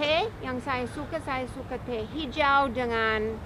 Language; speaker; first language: Indonesian; non-native, fluent; English